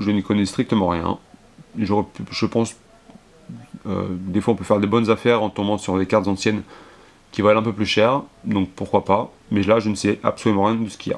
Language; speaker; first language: French; native; French